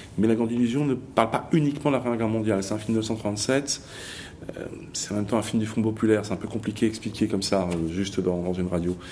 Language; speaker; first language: French; native; French